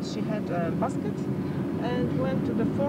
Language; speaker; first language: English; non-native, learner; Polish